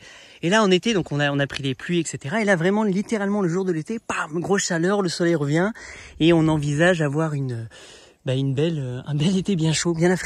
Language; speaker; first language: French; native; French